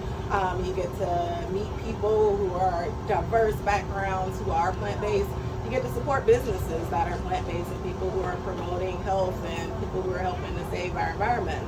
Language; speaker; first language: English; native; English